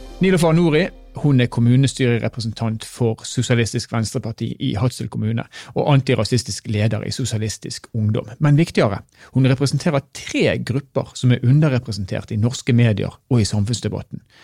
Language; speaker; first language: Norwegian; native; Norwegian